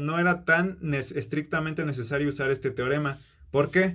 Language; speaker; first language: Spanish; native; Spanish